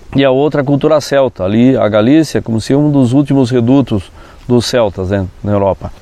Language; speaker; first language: Portuguese; native; Portuguese